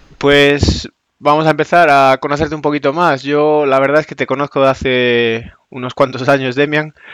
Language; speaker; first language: Spanish; native; Spanish